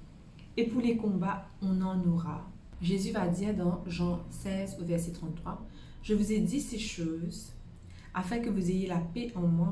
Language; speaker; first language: French; native; French